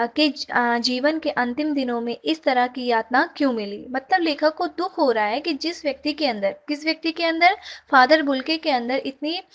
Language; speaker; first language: Hindi; native; Hindi